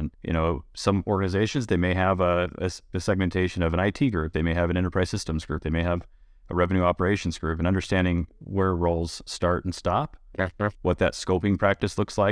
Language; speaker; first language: English; native; English